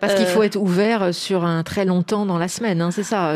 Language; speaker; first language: French; native; French